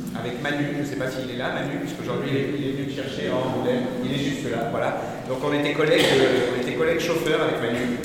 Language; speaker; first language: French; native; French